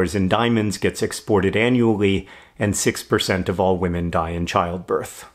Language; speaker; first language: English; native; English